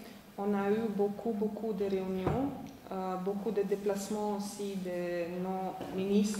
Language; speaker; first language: French; non-native, fluent; Slovenian